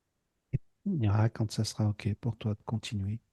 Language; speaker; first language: French; native; French